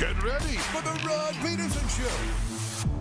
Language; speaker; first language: English; native; English